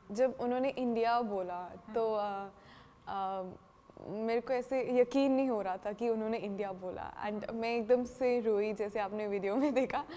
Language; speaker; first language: Hindi; non-native, local second language; Punjabi